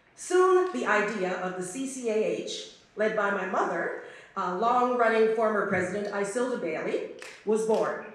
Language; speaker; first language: English; native; English